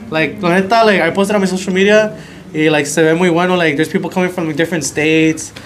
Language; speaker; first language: English; early bilingual, other home language; Spanish